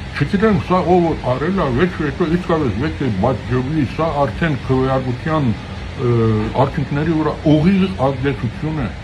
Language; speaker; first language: Armenian; early bilingual, heritage; Armenian